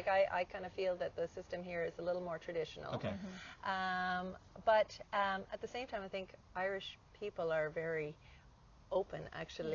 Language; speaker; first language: English; native; English